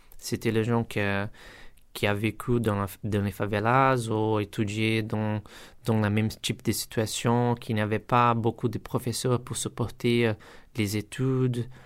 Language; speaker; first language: French; non-native, learner; Portuguese